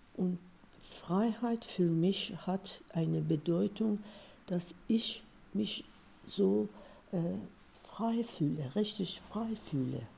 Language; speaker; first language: German; non-native, fluent; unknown